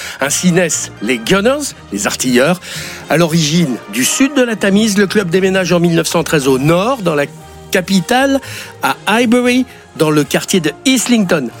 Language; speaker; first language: French; native; French